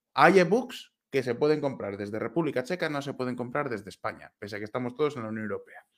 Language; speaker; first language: Spanish; native; Spanish